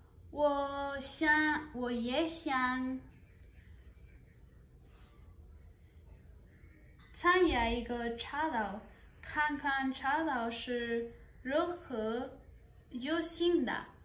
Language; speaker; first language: Chinese; non-native, learner; Spanish